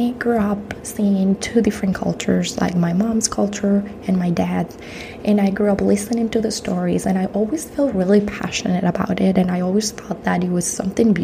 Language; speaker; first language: English; non-native, fluent; Spanish